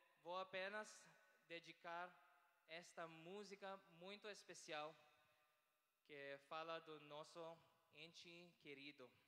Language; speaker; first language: Portuguese; non-native, learner; Filipino